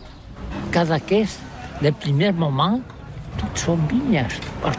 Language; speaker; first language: French; non-native, learner; Catalan